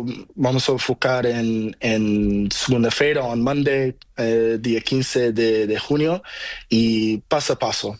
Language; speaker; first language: Spanish; non-native, learner; Portuguese